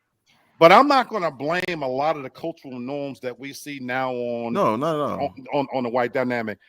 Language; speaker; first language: English; native; English